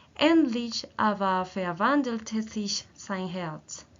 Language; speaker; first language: German; non-native, learner; Spanish